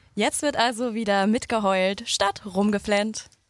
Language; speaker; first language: German; native; German